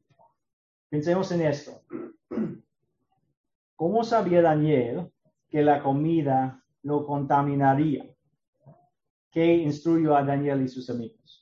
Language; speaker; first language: Spanish; non-native, learner; English